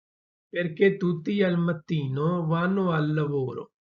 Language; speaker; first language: Italian; non-native, fluent; Urdu